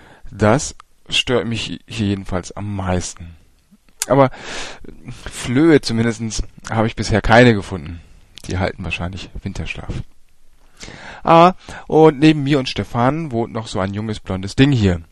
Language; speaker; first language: German; native; German